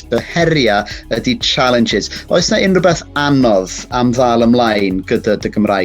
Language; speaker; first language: Welsh; native; Welsh